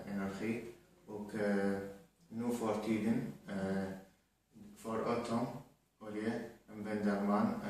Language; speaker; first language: Swedish; non-native, learner; Arabic